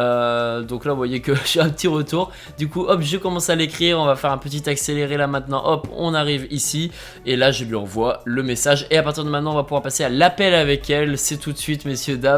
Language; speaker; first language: French; native; French